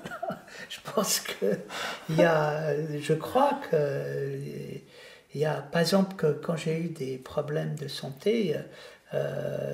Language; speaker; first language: French; native; French